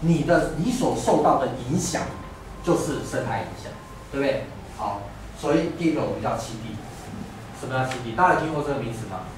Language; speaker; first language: Chinese; native; Chinese